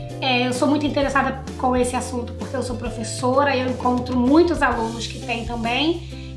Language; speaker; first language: Portuguese; native; Portuguese